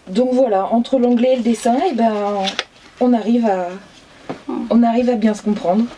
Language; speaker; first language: French; native; French